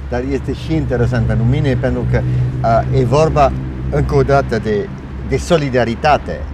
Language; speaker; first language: Romanian; non-native, fluent; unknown